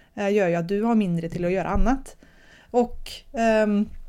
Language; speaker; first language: Swedish; native; Swedish